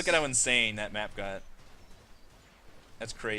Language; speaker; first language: English; native; English